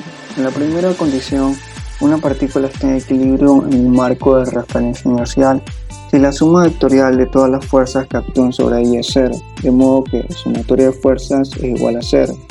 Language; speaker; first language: Spanish; native; Spanish